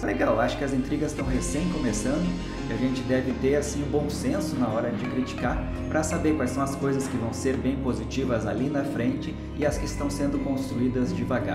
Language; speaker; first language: Portuguese; native; Portuguese